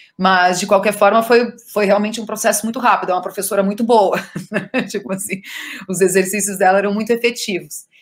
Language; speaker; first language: Portuguese; native; Portuguese